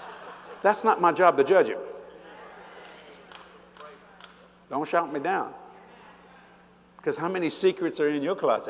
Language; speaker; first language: English; native; English